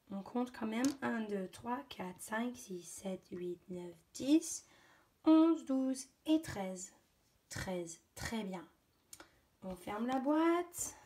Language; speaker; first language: French; native; French